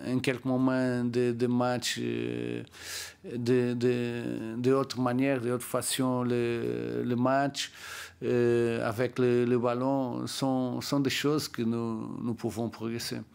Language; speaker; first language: French; non-native, learner; Portuguese